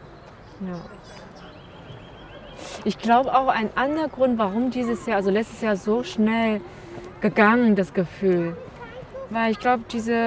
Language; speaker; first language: German; non-native, learner; Chinese